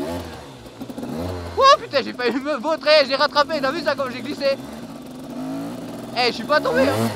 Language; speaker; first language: French; native; French